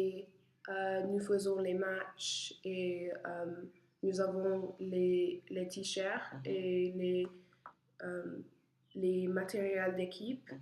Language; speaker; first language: French; non-native, learner; English